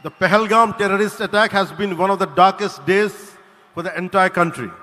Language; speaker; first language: English; non-native, local second language; Telugu